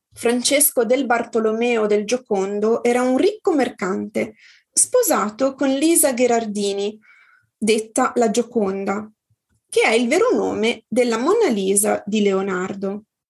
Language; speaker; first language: Italian; native; Italian